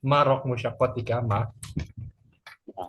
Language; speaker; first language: Arabic; non-native, fluent; Indonesian